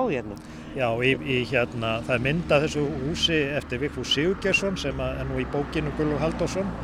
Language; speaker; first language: Icelandic; native; Icelandic